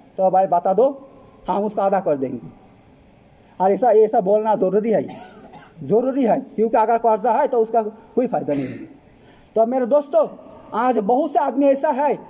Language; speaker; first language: Hindi; non-native, fluent; Bangla